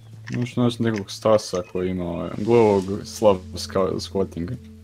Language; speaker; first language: Russian; non-native, learner; Croatian